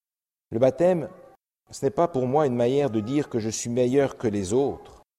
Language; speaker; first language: French; native; French